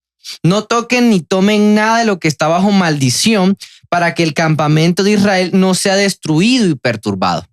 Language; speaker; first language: Spanish; native; Spanish